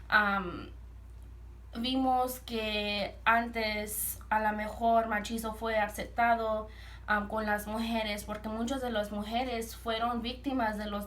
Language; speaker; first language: Spanish; early bilingual, heritage; Spanish